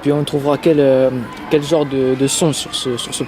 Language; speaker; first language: French; native; French